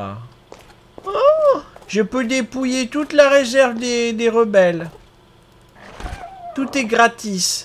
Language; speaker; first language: French; native; French